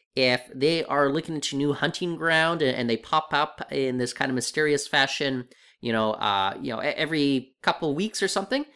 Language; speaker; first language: English; native; English